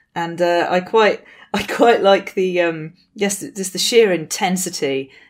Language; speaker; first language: English; native; English